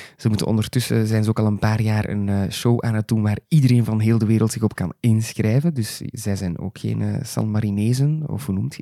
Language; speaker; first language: Dutch; native; Dutch